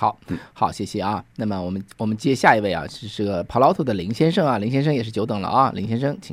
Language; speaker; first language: Chinese; native; Chinese